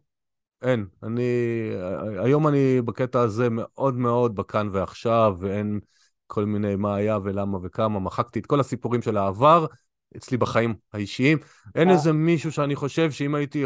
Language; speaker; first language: Hebrew; native; Hebrew